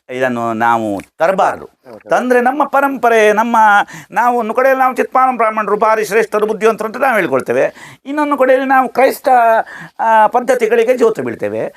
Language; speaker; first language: Kannada; non-native, local second language; Konkani